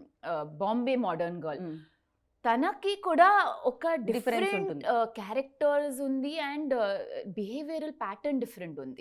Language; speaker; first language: Telugu; non-native, learner; Tulu